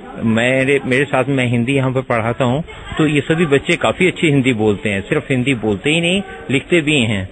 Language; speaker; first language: Hindi; native; Hindi